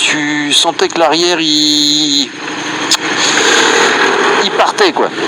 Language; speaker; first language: French; native; French